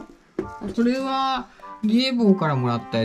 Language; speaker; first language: Japanese; native; Japanese